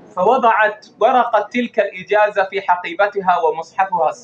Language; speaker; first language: Arabic; native; Arabic